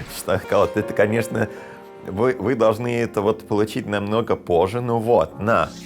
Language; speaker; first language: Russian; non-native, fluent; English